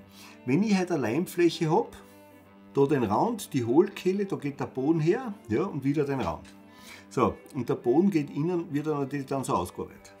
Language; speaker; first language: German; native; German